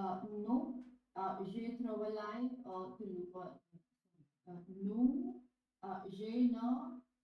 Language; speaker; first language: French; non-native, learner; Hindi